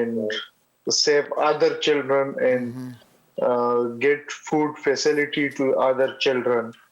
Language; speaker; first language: English; non-native, learner; Pashto